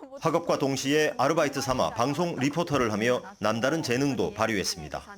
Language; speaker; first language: Korean; native; Korean